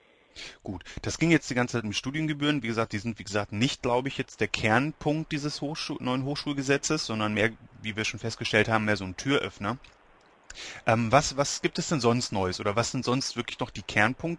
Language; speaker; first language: German; native; German